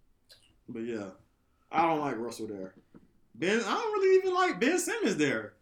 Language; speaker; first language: English; native; English